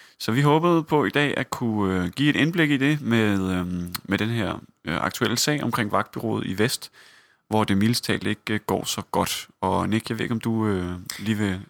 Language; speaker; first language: Danish; native; Danish